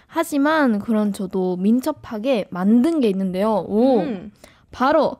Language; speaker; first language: Korean; early bilingual, heritage; Korean